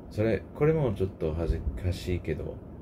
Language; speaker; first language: Japanese; non-native, learner; English